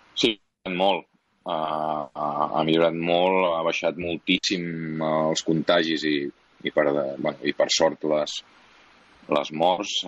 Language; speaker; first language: Catalan; native; Catalan